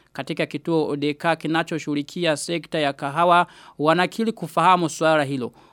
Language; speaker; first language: Swahili; non-native, local second language; Rundi